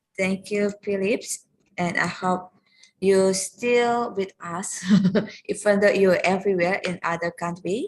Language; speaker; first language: English; non-native, learner; Indonesian